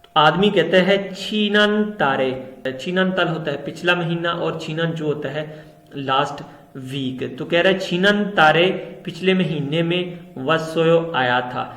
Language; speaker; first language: Urdu; non-native, local second language; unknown